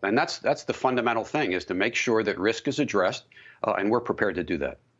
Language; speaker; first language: English; native; English